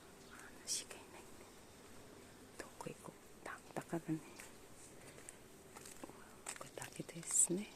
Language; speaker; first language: Japanese; non-native, learner; Filipino